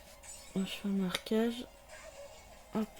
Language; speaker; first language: French; native; French